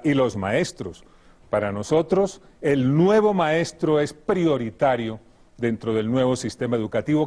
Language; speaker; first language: Spanish; native; Spanish